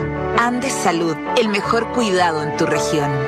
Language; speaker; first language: Spanish; native; Spanish